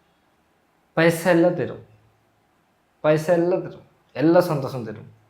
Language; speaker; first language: Malayalam; non-native, learner; Bangla